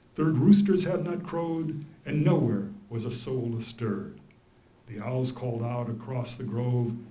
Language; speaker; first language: English; early bilingual, other home language; Ukrainian